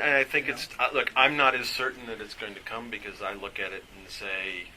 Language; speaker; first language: English; native; English